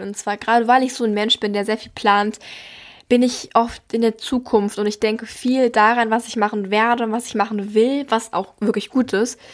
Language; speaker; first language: German; native; German